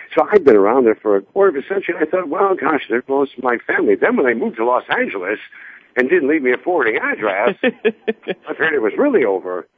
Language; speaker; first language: English; native; English